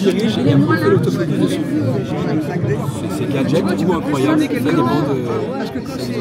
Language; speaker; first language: French; native; French